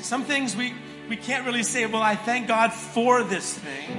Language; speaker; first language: English; native; English